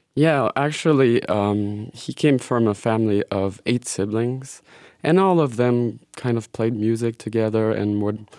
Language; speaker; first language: English; non-native, fluent; French